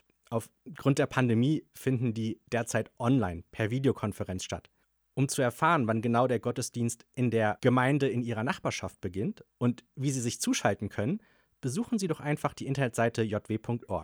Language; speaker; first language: German; native; German